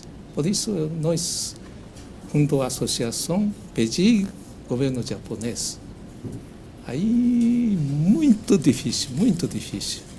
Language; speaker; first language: Portuguese; non-native, learner; Japanese